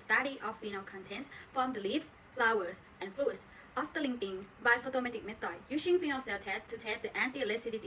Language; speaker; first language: English; non-native, learner; Thai